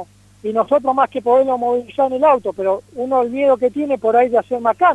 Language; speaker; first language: Spanish; native; Spanish